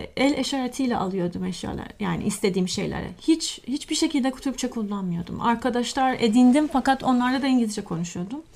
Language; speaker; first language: Turkish; non-native, fluent; Persian